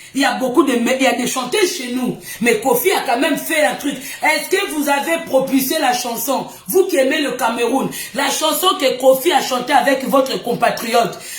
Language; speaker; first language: French; non-native, local second language; Lingala